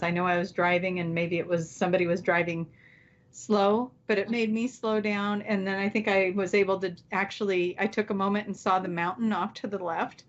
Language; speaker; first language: English; native; English